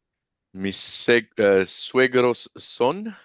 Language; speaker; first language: Spanish; non-native, learner; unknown